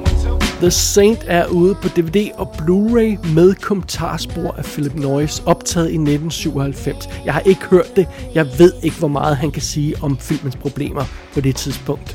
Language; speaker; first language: Danish; native; Danish